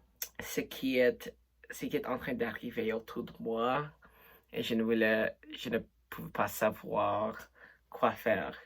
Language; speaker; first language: French; non-native, local second language; English